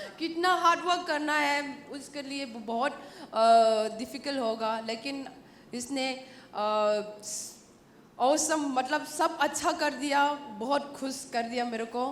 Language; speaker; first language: Hindi; non-native, local second language; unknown